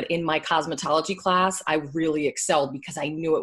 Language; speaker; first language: English; native; English